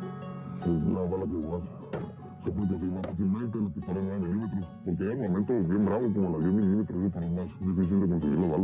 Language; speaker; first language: Spanish; native; Spanish